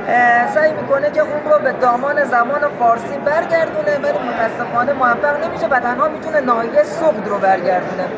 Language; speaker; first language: Persian; native; Persian